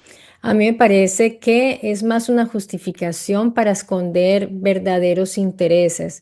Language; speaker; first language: Spanish; native; Spanish